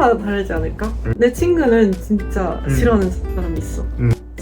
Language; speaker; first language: Korean; non-native, fluent; Japanese